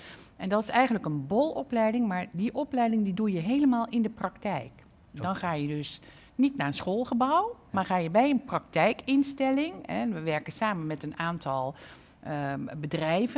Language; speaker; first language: Dutch; native; Dutch